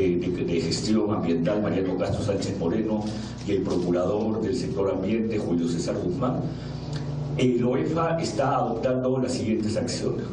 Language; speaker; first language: Spanish; native; Spanish